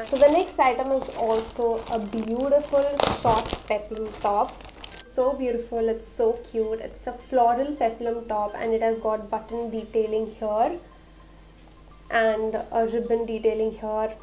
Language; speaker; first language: English; non-native, local second language; Hindi